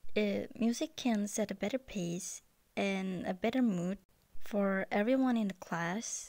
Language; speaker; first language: English; non-native, learner; Indonesian